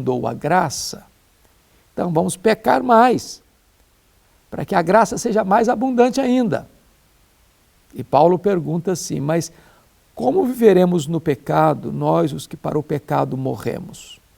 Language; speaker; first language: Portuguese; native; Portuguese